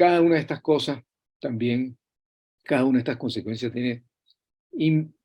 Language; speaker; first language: Spanish; native; Spanish